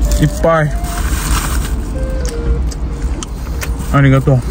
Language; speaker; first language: Japanese; non-native, learner; Russian